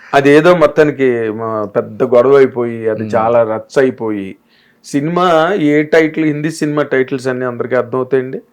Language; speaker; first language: Telugu; native; Telugu